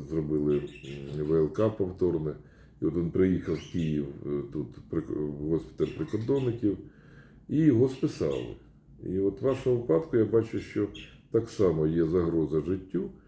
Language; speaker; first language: Ukrainian; native; Ukrainian